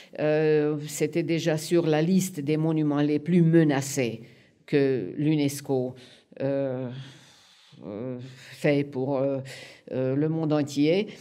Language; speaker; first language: French; non-native, fluent; Hungarian